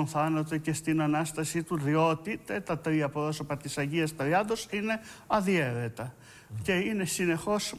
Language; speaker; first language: Greek; native; Greek